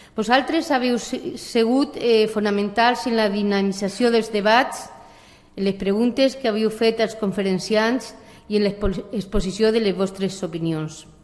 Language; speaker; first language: Catalan; non-native, local second language; Spanish